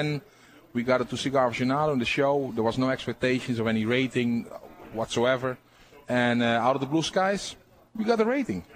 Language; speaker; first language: English; non-native, fluent; Dutch